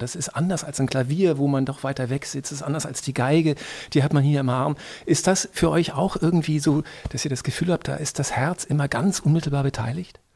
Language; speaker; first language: German; native; German